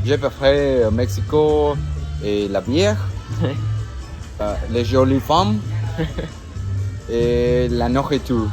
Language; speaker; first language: French; non-native, learner; Spanish